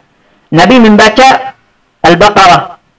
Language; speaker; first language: Indonesian; non-native, fluent; Arabic